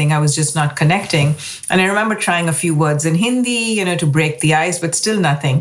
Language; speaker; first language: English; non-native, local second language; Hindi